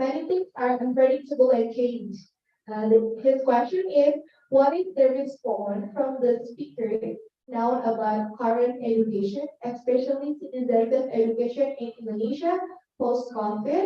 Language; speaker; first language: English; non-native, learner; Indonesian